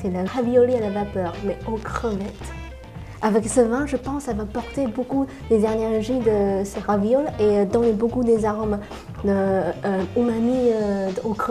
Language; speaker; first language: French; non-native, fluent; Chinese